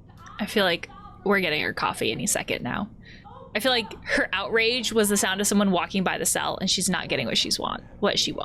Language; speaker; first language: English; native; English